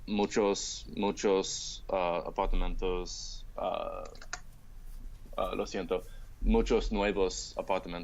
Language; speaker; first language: Spanish; non-native, learner; English